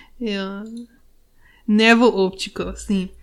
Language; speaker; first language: Portuguese; non-native, learner; English